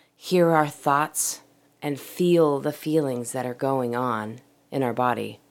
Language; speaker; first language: English; native; English